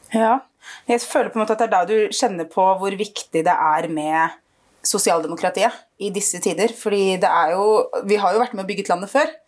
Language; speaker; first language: Norwegian; early bilingual, other home language; Arabic